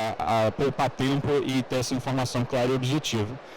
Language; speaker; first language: Portuguese; native; Portuguese